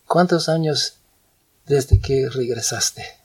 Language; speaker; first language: Spanish; non-native, fluent; English